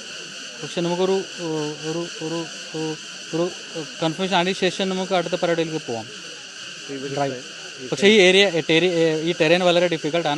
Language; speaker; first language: Malayalam; non-native, fluent; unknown